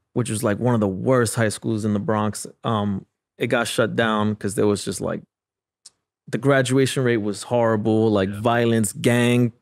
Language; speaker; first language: English; native; English